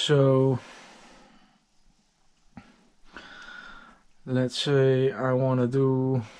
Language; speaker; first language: English; non-native, fluent; Dutch